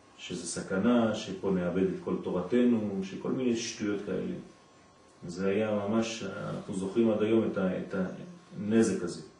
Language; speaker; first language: Hebrew; non-native, fluent; French